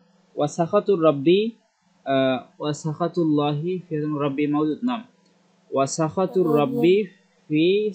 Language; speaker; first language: Arabic; non-native, learner; Bangla